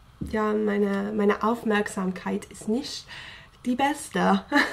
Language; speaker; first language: German; non-native, fluent; English